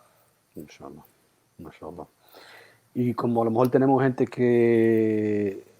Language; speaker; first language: Spanish; early bilingual, heritage; Spanish